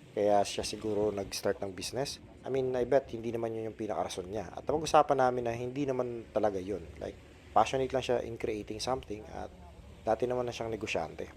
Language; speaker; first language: Filipino; native; Filipino